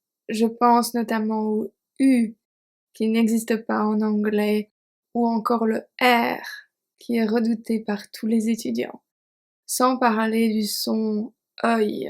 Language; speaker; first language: French; native; French